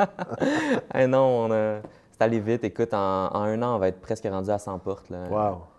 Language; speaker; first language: French; native; French